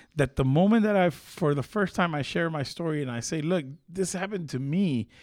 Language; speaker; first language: English; early bilingual, other home language; Spanish